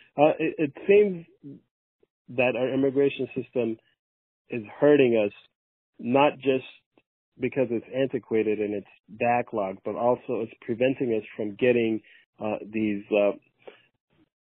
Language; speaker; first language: English; early bilingual, other home language; Persian